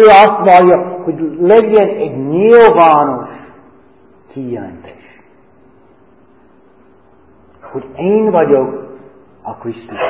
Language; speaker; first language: Hungarian; non-native, learner; English